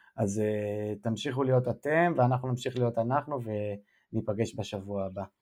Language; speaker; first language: Hebrew; native; Hebrew